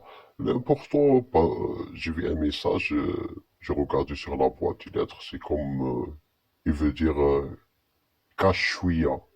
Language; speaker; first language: French; non-native, learner; Arabic